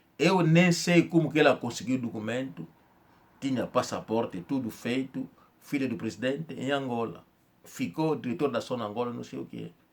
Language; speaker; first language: Portuguese; non-native, fluent; Kongo